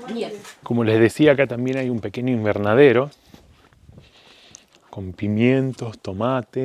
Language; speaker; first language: Spanish; native; Spanish